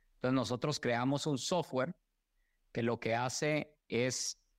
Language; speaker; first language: Spanish; native; Spanish